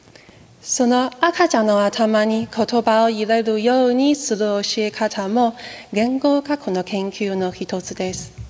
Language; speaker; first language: Japanese; non-native, fluent; Chinese